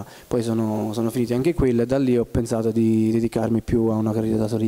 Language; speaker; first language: Italian; native; Italian